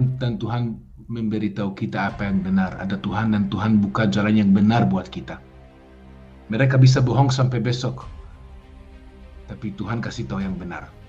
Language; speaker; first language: Indonesian; non-native, fluent; Hebrew